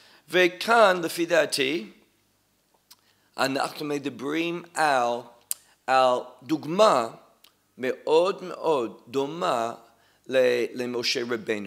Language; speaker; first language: Hebrew; non-native, fluent; English